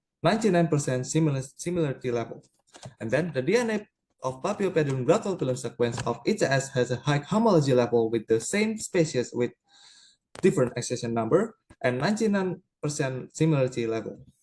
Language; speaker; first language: English; non-native, learner; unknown